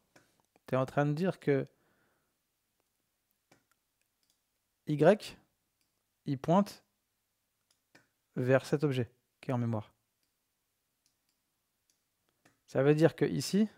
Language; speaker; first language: French; native; French